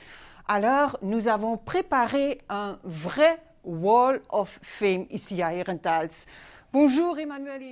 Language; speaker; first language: French; non-native, local second language; Dutch